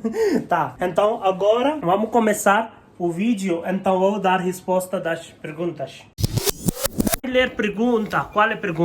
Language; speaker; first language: Portuguese; non-native, learner; Hindi